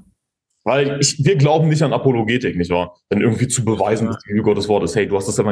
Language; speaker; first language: German; native; German